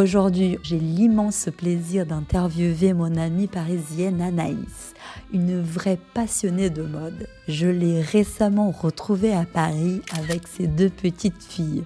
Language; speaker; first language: French; non-native, fluent; Portuguese